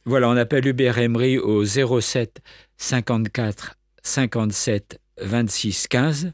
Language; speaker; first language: French; native; French